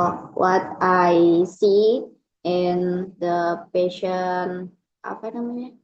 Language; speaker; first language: English; non-native, learner; Indonesian